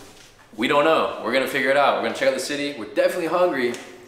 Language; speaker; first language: English; native; English